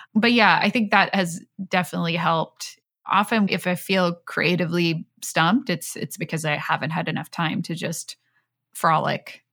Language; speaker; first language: English; non-native, fluent; Swedish